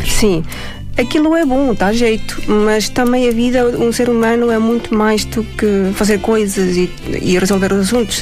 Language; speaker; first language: Portuguese; non-native, fluent; Estonian